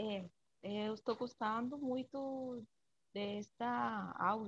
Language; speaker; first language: Portuguese; non-native, learner; Spanish